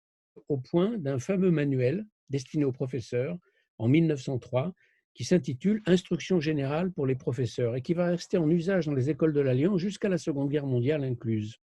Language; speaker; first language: French; native; French